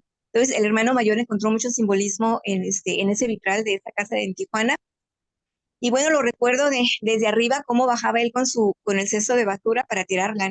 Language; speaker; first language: Spanish; native; Spanish